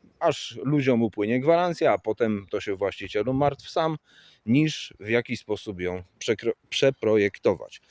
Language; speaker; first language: Polish; native; Polish